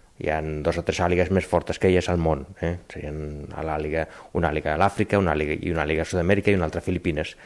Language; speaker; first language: Catalan; native; Catalan